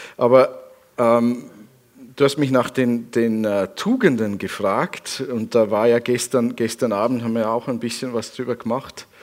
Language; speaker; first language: German; native; German